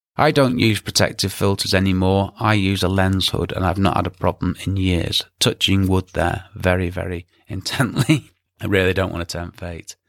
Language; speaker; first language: English; native; English